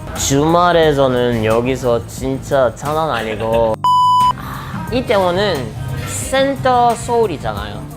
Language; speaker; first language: Korean; non-native, fluent; Portuguese